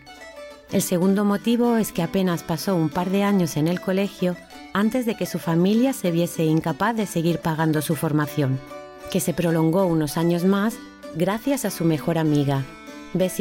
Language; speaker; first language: Spanish; native; Spanish